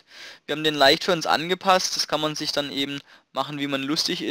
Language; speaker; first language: German; native; German